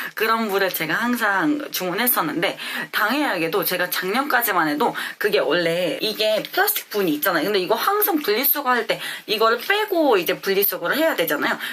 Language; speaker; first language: Korean; non-native, fluent; Romanian